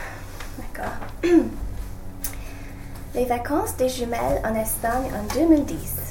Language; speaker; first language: French; non-native, learner; English